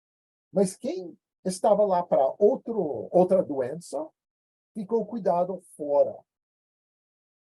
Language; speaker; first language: Portuguese; non-native, fluent; English